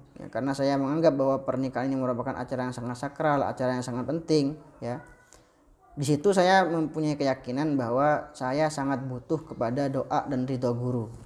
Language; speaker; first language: Indonesian; non-native, local second language; Madurese